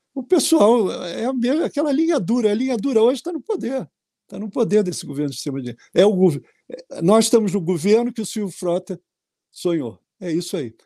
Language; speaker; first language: Portuguese; native; Portuguese